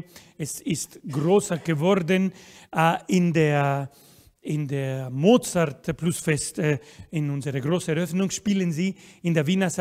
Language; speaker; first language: German; non-native, fluent; Spanish